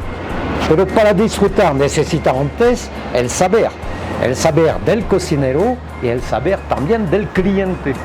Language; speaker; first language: Spanish; non-native, fluent; French